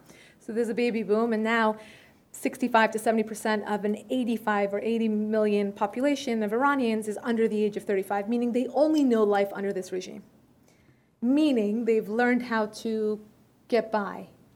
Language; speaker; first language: English; early bilingual, other home language; Persian